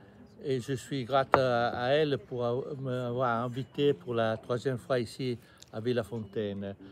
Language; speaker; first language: French; non-native, learner; Italian